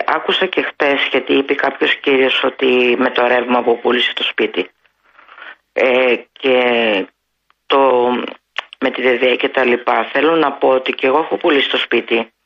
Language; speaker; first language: Greek; native; Greek